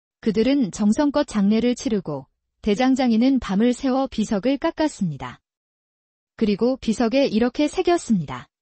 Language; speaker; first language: Korean; native; Korean